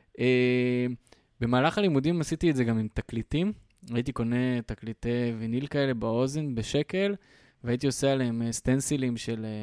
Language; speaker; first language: Hebrew; native; Hebrew